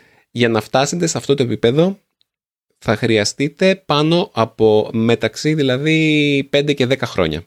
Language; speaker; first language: Greek; native; Greek